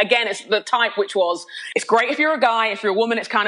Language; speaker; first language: English; native; English